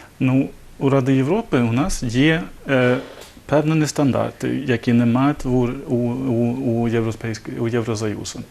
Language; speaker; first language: Ukrainian; non-native, learner; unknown